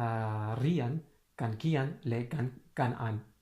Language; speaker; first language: Thai; non-native, fluent; Persian